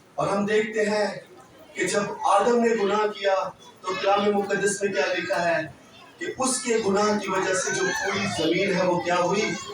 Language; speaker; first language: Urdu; non-native, local second language; Punjabi